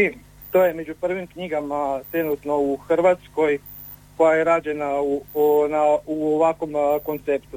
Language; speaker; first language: Serbian; native; Serbian